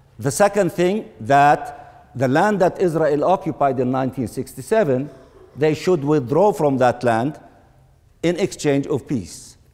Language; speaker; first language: English; non-native, fluent; Arabic